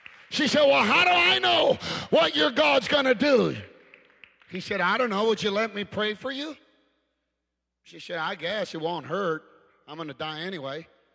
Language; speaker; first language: English; early bilingual, other home language; Spanish